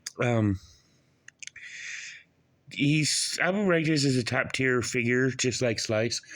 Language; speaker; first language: English; native; English